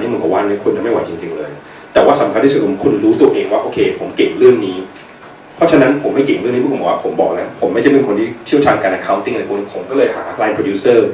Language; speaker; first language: Thai; early bilingual, heritage; Thai